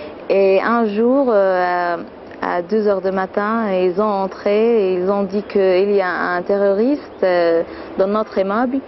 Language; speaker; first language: French; non-native, fluent; Arabic